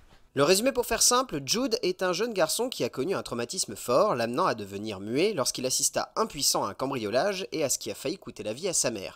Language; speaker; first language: French; native; French